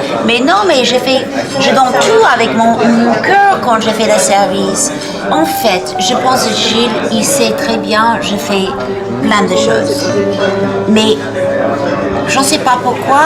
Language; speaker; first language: French; non-native, fluent; English